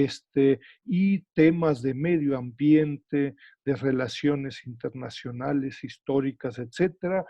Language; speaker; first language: Spanish; native; Spanish